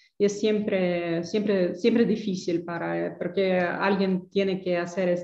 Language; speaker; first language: Spanish; non-native, fluent; Ukrainian